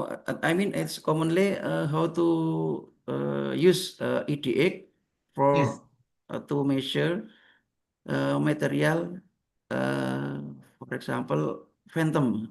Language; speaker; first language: English; non-native, learner; Indonesian